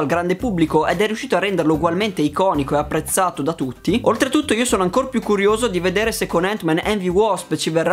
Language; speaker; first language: Italian; native; Italian